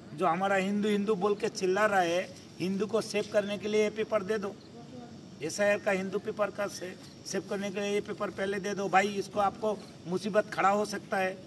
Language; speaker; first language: Hindi; non-native, local second language; Bangla